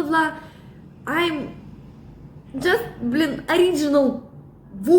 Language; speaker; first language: English; non-native, learner; Russian